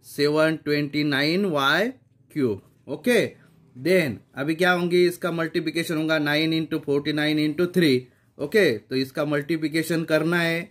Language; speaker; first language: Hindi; non-native, local second language; Marathi